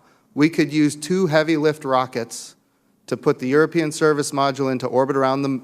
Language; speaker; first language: English; native; English